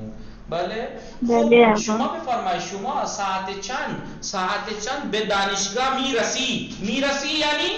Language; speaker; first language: Persian; non-native, fluent; Urdu